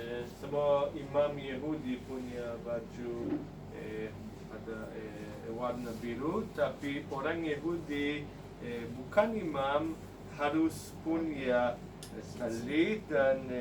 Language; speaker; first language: Indonesian; non-native, fluent; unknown